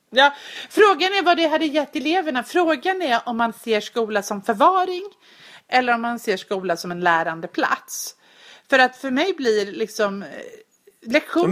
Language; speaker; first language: Swedish; native; Swedish